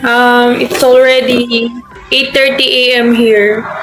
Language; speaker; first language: English; non-native, local second language; Filipino